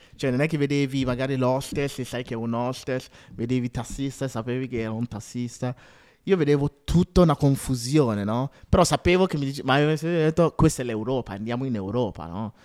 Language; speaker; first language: Italian; early bilingual, other home language; Akan